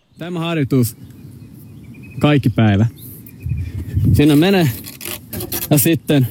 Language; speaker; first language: Finnish; non-native, local second language; Swedish